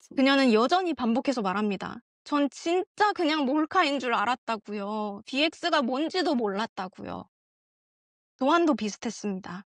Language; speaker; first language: Korean; early bilingual, heritage; Korean